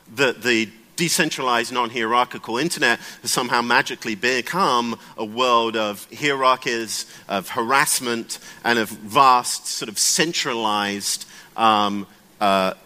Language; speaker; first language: English; native; English